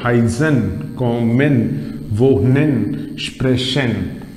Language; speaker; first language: German; non-native, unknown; Hindi